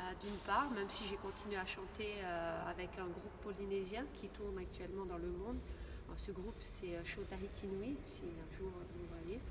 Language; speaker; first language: French; native; French